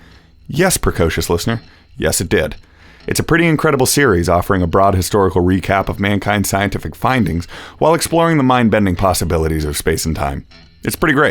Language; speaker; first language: English; native; English